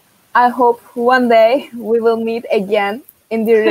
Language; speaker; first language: English; non-native, fluent; Turkish